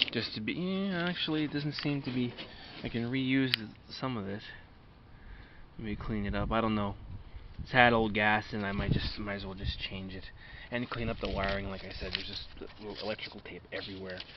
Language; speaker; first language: English; native; English